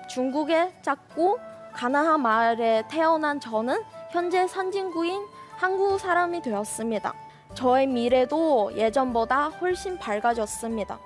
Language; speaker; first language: Korean; non-native, fluent; Chinese